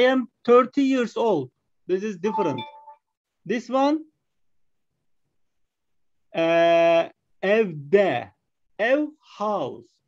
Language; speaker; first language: English; non-native, learner; Arabic